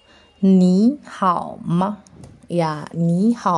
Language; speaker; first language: Chinese; non-native, fluent; Indonesian